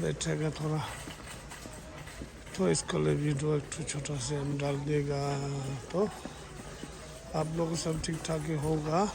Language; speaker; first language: Hindi; non-native, local second language; Tibetan